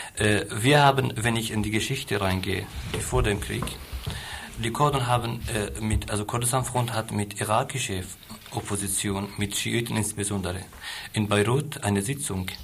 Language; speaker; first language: German; non-native, fluent; Arabic